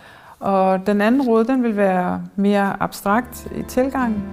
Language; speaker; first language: Danish; early bilingual, heritage; German